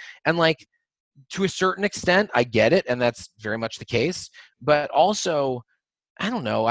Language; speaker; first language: English; native; English